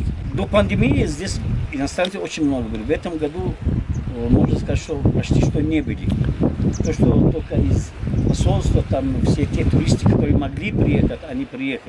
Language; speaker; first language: Russian; non-native, local second language; Tajik